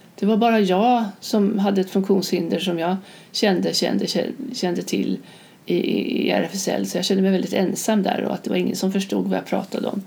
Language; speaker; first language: Swedish; native; Swedish